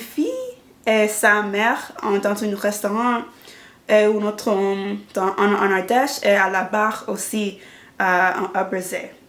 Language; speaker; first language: French; non-native, learner; English